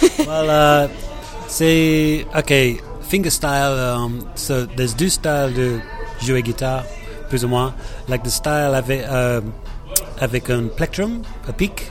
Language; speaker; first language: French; non-native, learner; English